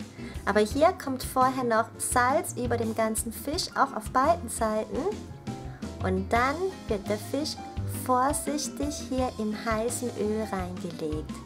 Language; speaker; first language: German; native; German